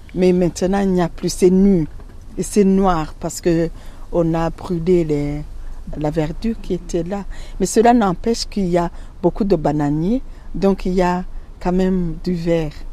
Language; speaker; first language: French; non-native, local second language; Rundi